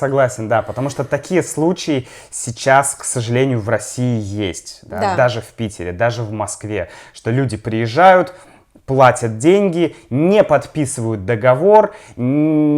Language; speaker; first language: Russian; native; Russian